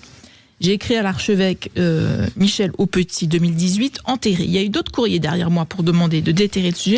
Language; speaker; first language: French; native; French